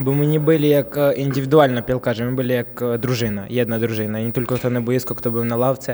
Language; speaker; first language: Polish; non-native, learner; Ukrainian